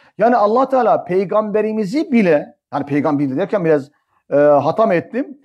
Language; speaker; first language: Turkish; native; Turkish